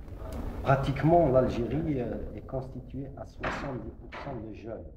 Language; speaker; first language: French; non-native, local second language; Kabyle